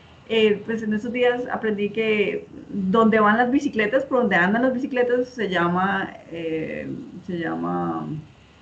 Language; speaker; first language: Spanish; native; Spanish